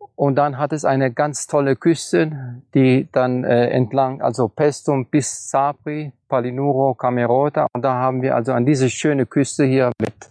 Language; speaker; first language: German; native; German